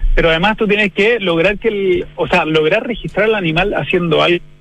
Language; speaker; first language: Spanish; native; Spanish